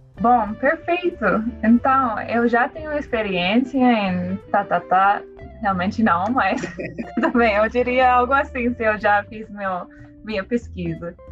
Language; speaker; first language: Portuguese; non-native, learner; English